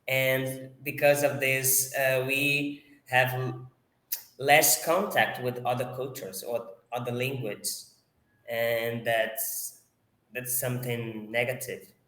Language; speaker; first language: English; non-native, fluent; Portuguese